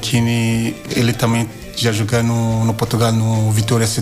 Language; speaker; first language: Portuguese; non-native, learner; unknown